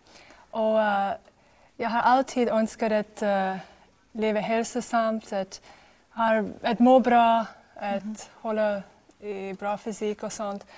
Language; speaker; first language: Swedish; non-native, fluent; English